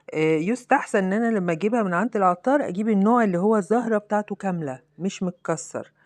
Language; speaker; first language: Arabic; native; Arabic